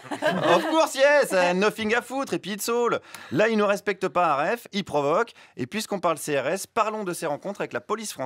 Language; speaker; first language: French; native; French